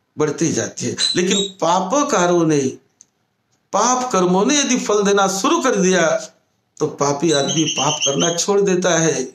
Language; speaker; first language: Hindi; non-native, local second language; Marathi